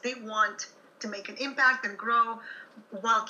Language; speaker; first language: English; non-native, fluent; Ukrainian